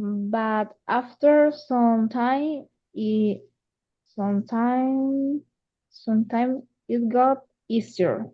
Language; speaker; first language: English; non-native, learner; Spanish